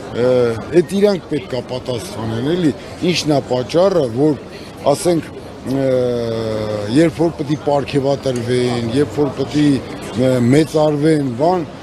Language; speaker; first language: Armenian; native; Armenian